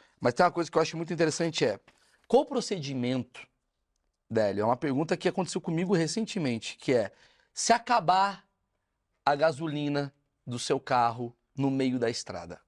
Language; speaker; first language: Portuguese; native; Portuguese